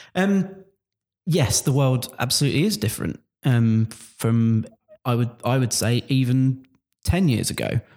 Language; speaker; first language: English; native; English